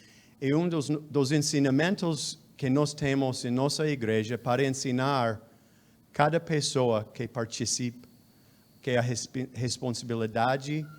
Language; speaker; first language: Portuguese; non-native, fluent; English